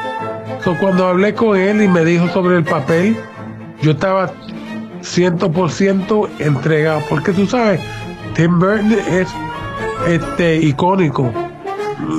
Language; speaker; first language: Spanish; early bilingual, heritage; English